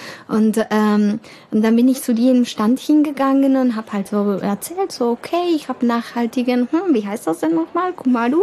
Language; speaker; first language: German; early bilingual, heritage; German